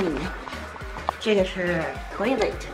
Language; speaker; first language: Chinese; non-native, learner; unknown